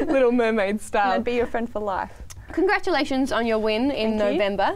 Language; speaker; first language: English; native; English